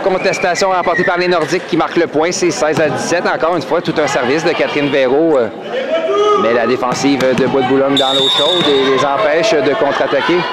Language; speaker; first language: French; native; French